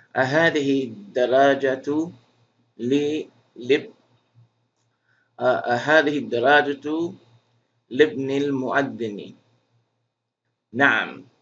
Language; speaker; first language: Arabic; non-native, fluent; English